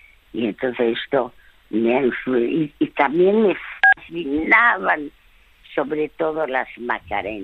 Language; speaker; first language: Spanish; early bilingual, other home language; French